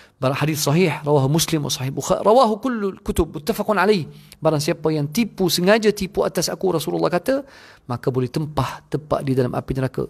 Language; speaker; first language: Malay; non-native, fluent; Arabic